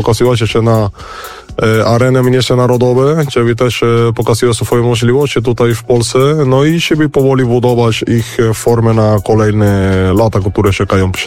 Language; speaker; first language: Polish; non-native, learner; Spanish